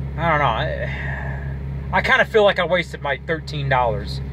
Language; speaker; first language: English; native; English